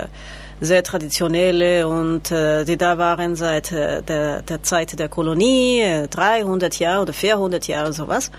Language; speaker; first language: German; non-native, learner; Spanish